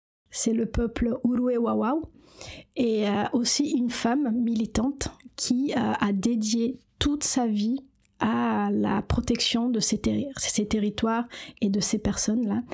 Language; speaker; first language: French; non-native, fluent; Portuguese